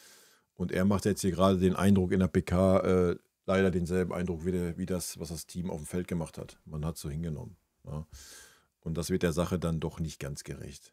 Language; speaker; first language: German; native; German